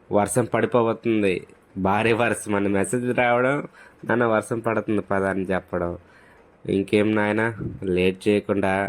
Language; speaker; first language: Telugu; native; Telugu